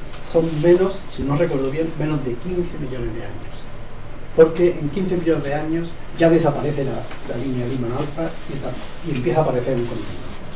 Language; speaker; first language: Spanish; native; Spanish